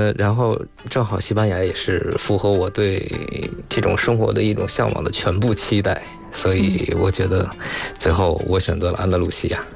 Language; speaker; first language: Chinese; native; Chinese